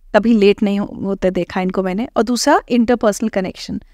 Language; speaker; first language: Hindi; native; Hindi